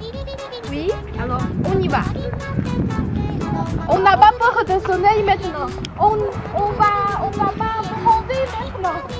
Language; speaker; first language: French; non-native, learner; Chinese